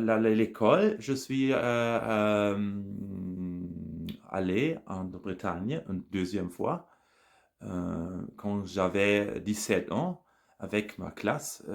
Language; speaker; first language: French; non-native, learner; German